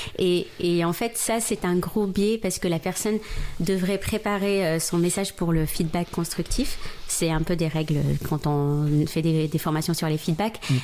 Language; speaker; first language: French; non-native, local second language; Arabic